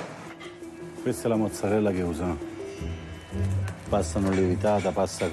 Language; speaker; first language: Italian; native; Italian